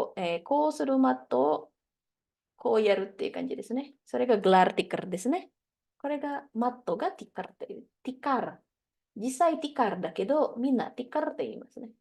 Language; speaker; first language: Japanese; non-native, fluent; Indonesian